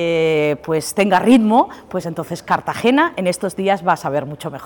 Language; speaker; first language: Spanish; native; Spanish